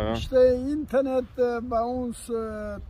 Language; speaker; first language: German; non-native, learner; Turkish